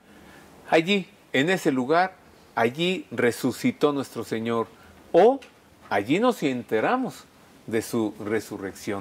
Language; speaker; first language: Spanish; native; Spanish